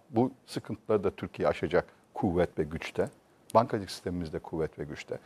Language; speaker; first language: Turkish; native; Turkish